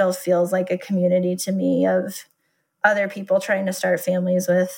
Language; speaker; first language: English; native; English